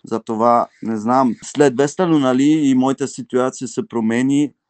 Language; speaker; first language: Bulgarian; early bilingual, heritage; Bulgarian